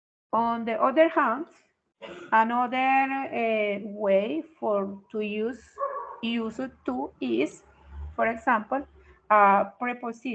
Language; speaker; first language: English; non-native, fluent; Spanish